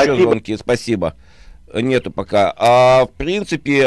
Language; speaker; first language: Russian; native; Russian